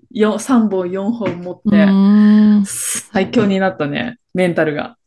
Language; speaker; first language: Japanese; early bilingual, other home language; Filipino